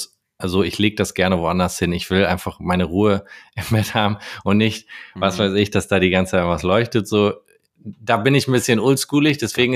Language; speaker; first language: German; native; German